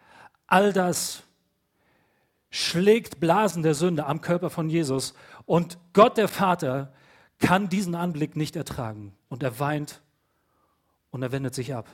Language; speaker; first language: German; native; German